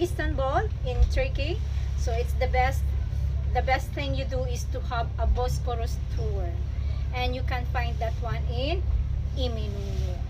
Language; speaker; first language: English; non-native, local second language; Filipino